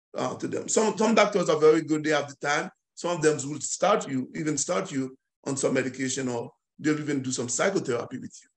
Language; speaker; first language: English; non-native, fluent; Haitian Creole